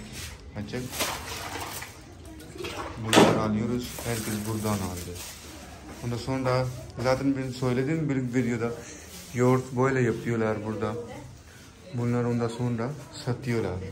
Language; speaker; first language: Turkish; non-native, learner; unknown